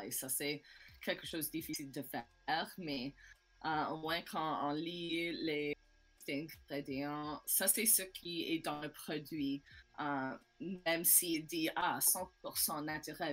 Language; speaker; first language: French; non-native, local second language; English